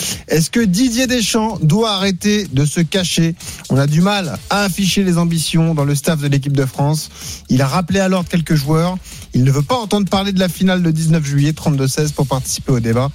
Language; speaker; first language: French; native; French